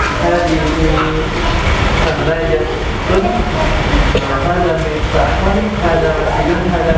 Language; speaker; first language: Arabic; non-native, learner; Indonesian